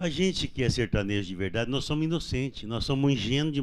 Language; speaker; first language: Portuguese; native; Portuguese